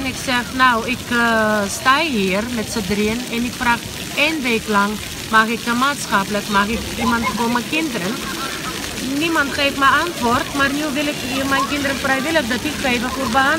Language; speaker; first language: Dutch; non-native, learner; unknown